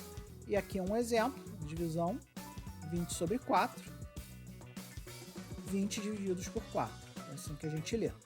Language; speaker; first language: Portuguese; native; Portuguese